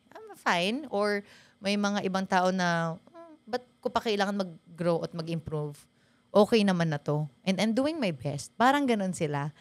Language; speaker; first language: Filipino; native; Filipino